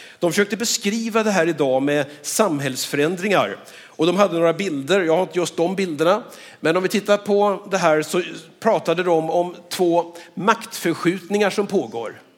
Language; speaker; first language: Swedish; native; Swedish